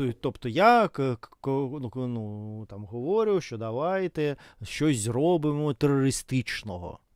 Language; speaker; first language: Ukrainian; non-native, fluent; Russian